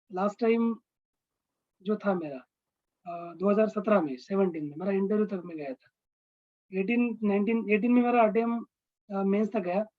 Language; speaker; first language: Hindi; non-native, local second language; Marathi